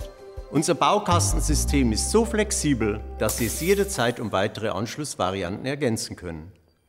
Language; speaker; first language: German; native; German